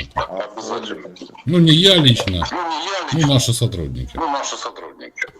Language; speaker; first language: Russian; native; Russian